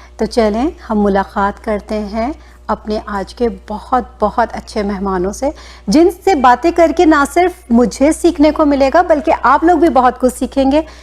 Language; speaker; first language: Urdu; native; Urdu